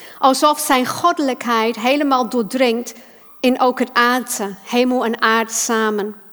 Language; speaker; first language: Dutch; non-native, fluent; English